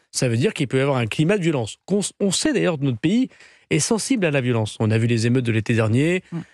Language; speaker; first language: French; native; French